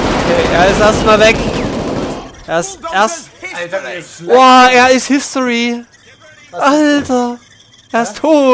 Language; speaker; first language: German; native; German